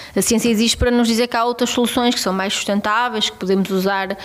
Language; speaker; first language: Portuguese; native; Portuguese